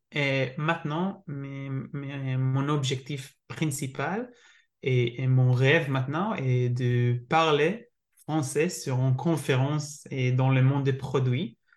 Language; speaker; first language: French; non-native, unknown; Hebrew